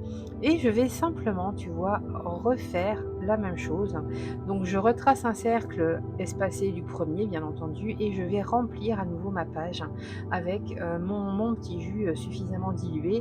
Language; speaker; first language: French; native; French